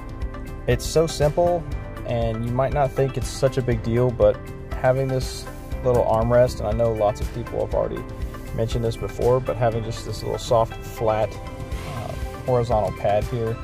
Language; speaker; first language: English; native; English